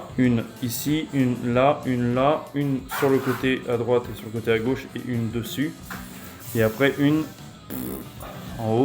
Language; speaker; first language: French; native; French